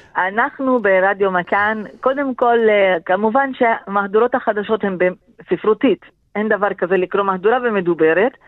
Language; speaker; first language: Hebrew; non-native, local second language; Arabic